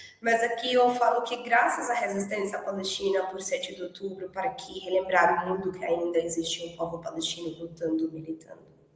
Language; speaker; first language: Portuguese; non-native, fluent; Arabic